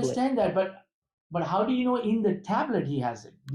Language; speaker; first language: English; native; English